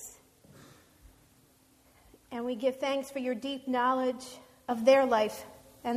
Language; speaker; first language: English; native; English